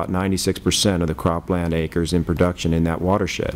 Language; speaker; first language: English; native; English